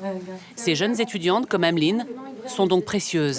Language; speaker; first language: French; native; French